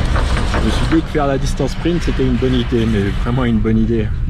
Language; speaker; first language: French; native; French